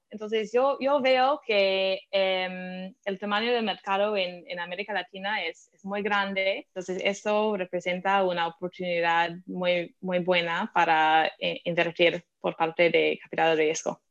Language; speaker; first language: Spanish; non-native, fluent; English